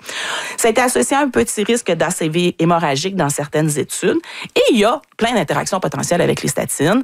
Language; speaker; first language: French; native; French